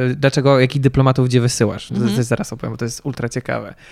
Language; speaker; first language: Polish; native; Polish